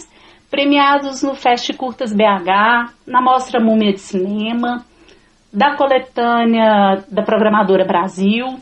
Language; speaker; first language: Portuguese; native; Portuguese